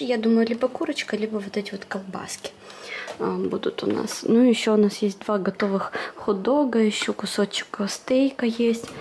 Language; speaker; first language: Russian; native; Russian